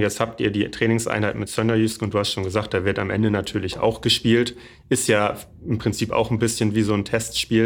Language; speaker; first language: German; native; German